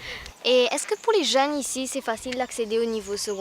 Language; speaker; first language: French; native; French